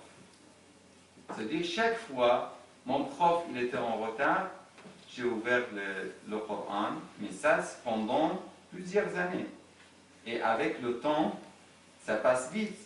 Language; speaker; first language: French; non-native, fluent; Arabic